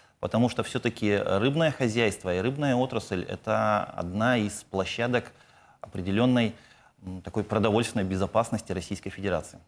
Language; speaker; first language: Russian; native; Russian